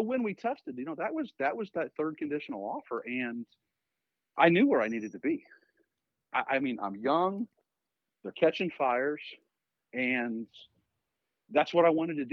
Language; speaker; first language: English; native; English